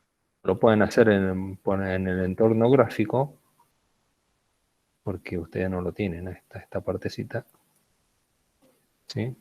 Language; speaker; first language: Spanish; native; Spanish